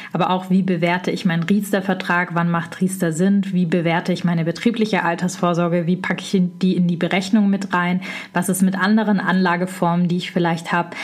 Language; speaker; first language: German; native; German